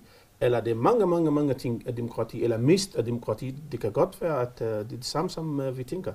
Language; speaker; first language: Danish; non-native, fluent; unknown